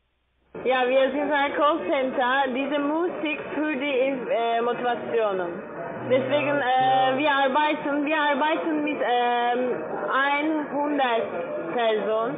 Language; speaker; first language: German; non-native, learner; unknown